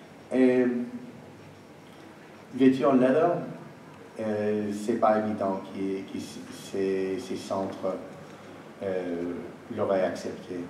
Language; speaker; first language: French; non-native, fluent; English